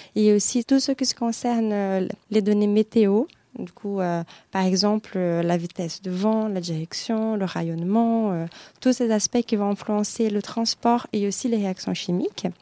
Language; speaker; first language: French; non-native, fluent; Portuguese